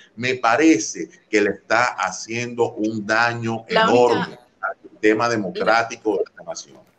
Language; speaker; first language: Spanish; native; Spanish